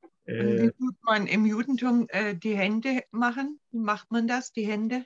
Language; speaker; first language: German; native; German